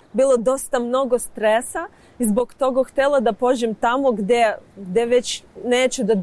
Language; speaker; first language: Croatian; non-native, learner; Ukrainian